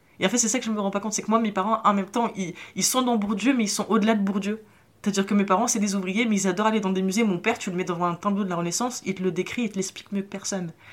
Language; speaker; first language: French; native; French